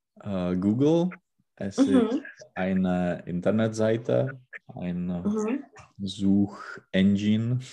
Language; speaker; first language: German; non-native, learner; Czech